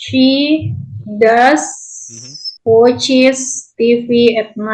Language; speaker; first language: English; non-native, learner; Indonesian